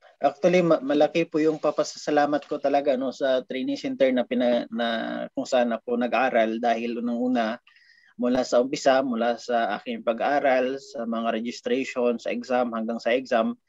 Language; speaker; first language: Filipino; non-native, local second language; Hiligaynon